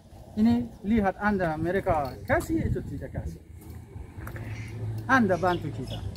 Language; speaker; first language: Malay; non-native, learner; Persian